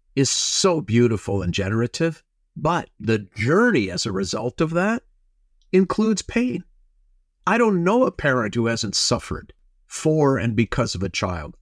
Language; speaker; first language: English; native; English